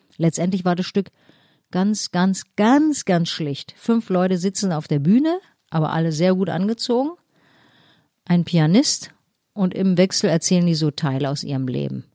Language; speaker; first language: German; native; German